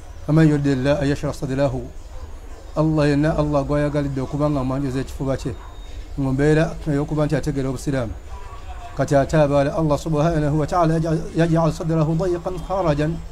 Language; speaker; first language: Arabic; non-native, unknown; Ganda